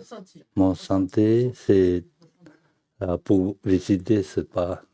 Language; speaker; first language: French; non-native, fluent; Tibetan